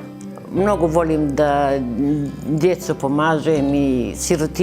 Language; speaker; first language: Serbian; early bilingual, other home language; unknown